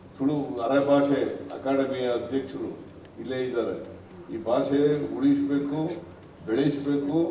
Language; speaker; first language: Kannada; native; Kannada